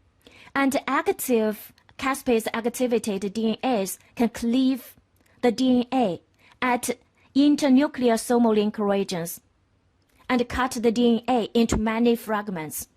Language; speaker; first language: English; non-native, fluent; Chinese